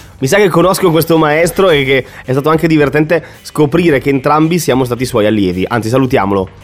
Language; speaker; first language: Italian; native; Italian